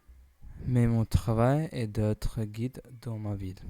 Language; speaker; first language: French; non-native, learner; English